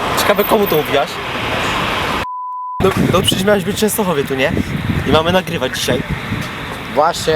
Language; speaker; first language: Polish; native; Polish